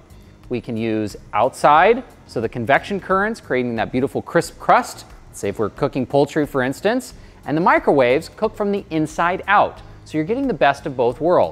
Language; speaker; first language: English; native; English